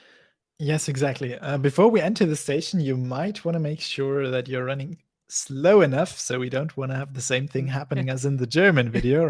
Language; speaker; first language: English; non-native, fluent; German